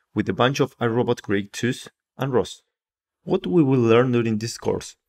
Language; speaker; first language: English; non-native, fluent; Spanish